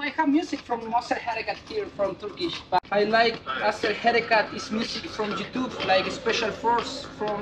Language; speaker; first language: English; non-native, learner; Spanish